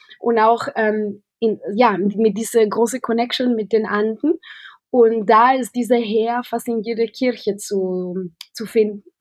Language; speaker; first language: German; non-native, fluent; Spanish